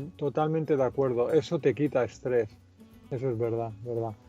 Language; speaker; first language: Spanish; native; Spanish